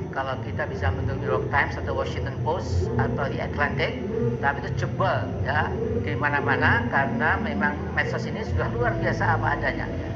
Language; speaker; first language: Indonesian; non-native, local second language; Javanese